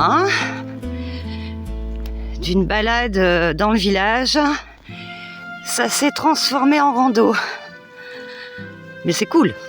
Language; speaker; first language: French; native; French